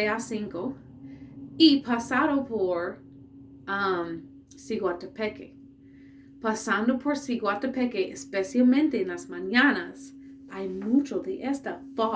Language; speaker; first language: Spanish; non-native, learner; English